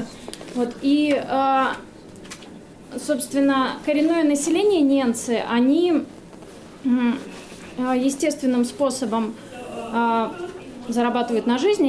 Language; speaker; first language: Russian; native; Russian